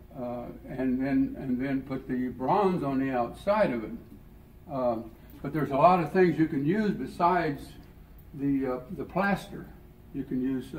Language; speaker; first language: English; native; English